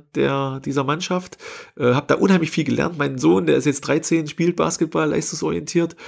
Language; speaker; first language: German; native; German